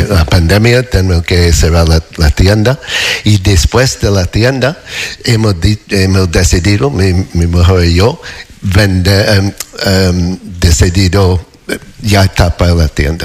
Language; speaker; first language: Spanish; non-native, fluent; English